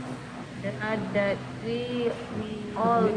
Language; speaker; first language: English; non-native, learner; Malay